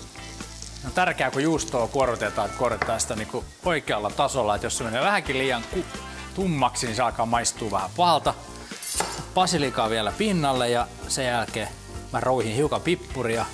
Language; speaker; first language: Finnish; native; Finnish